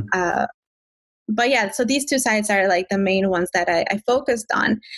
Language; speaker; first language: English; non-native, fluent; Spanish